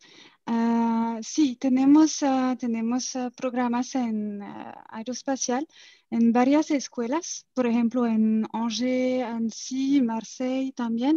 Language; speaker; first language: Spanish; non-native, fluent; French